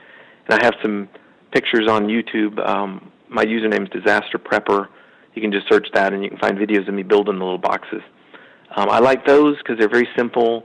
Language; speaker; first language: English; native; English